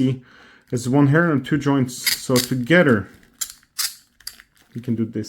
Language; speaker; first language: English; non-native, fluent; Norwegian